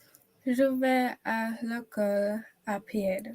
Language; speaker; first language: French; non-native, learner; English